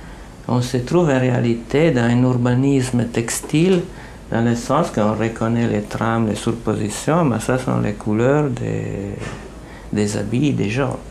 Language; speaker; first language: French; non-native, fluent; Italian